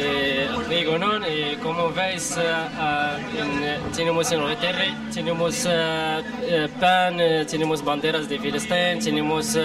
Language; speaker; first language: Spanish; non-native, learner; Arabic